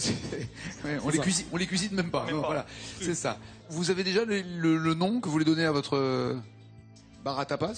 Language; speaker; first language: French; native; French